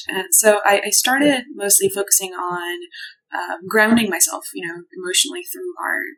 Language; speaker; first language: English; non-native, local second language; Urdu